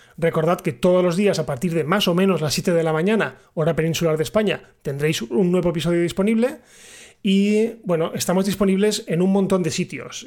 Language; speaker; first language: Spanish; native; Spanish